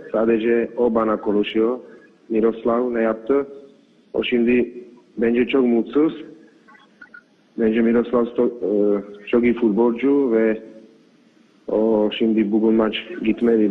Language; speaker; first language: Turkish; non-native, learner; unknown